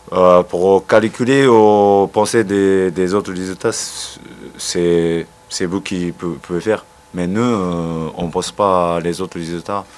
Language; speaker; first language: French; non-native, learner; Japanese